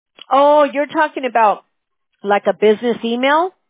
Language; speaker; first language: English; early bilingual, other home language; Spanish